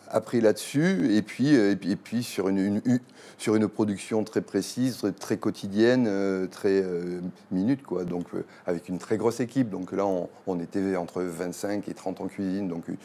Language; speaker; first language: French; native; French